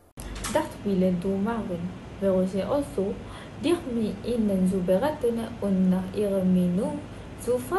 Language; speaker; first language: German; non-native, learner; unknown